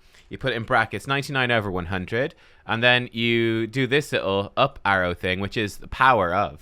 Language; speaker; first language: English; native; English